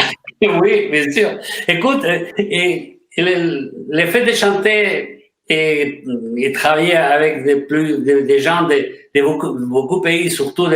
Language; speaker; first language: French; non-native, fluent; Spanish